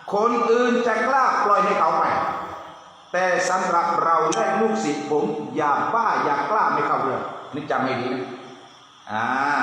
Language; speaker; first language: Thai; non-native, local second language; Pattani Malay